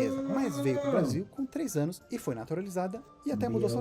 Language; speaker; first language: Portuguese; native; Portuguese